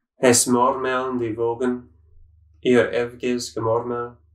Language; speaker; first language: German; non-native, learner; English